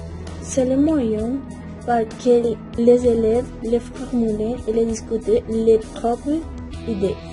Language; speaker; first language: French; non-native, learner; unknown